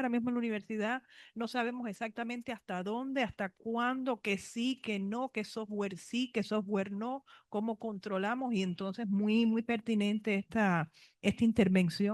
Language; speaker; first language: Spanish; native; Spanish